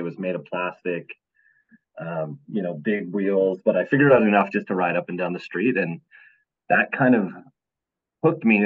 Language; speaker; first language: English; native; English